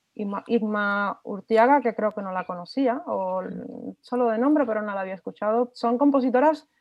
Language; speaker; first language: Spanish; native; Spanish